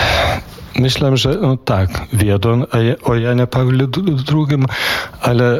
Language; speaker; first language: Polish; non-native, fluent; Lithuanian